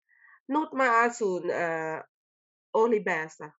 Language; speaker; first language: Finnish; non-native, learner; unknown